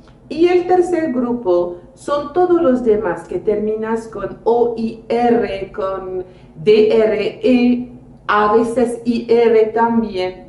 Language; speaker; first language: Spanish; non-native, fluent; French